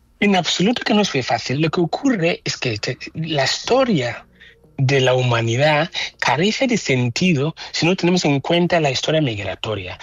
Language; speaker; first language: Spanish; non-native, fluent; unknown